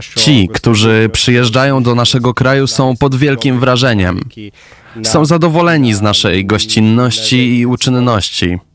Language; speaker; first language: Polish; non-native, fluent; Slovenian